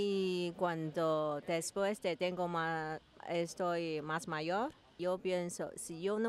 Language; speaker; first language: Spanish; non-native, learner; Chinese